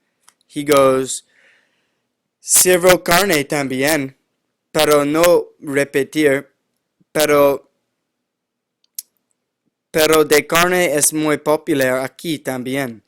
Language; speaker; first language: Spanish; non-native, learner; English